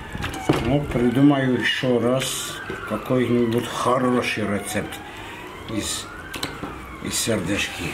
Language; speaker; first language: Russian; non-native, fluent; Armenian